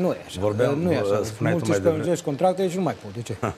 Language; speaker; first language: Romanian; native; Romanian